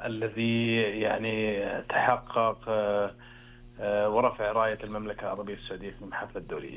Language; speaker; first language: Arabic; native; Arabic